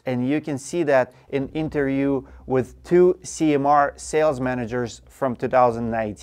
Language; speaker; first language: English; non-native, fluent; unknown